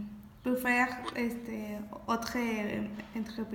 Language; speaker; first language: French; non-native, learner; Spanish